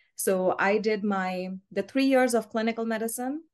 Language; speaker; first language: English; non-native, local second language; Urdu